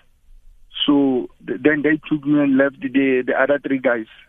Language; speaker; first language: English; non-native, local second language; Tswana